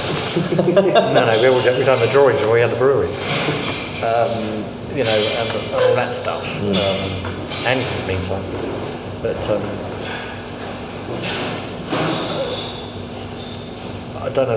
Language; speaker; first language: English; native; English